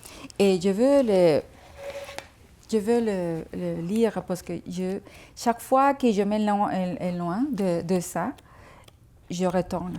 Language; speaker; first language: French; non-native, fluent; Spanish